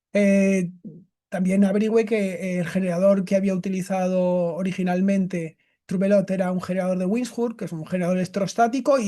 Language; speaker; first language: Spanish; native; Spanish